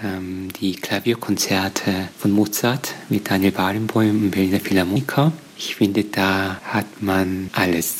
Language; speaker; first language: German; non-native, fluent; Korean